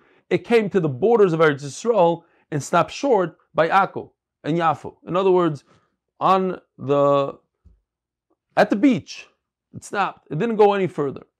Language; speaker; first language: English; native; English